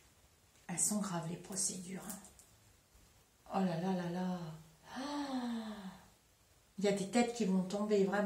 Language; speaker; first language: French; native; French